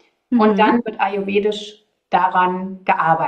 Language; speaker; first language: German; native; German